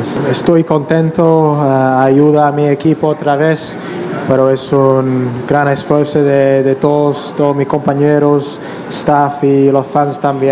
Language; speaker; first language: Spanish; non-native, learner; English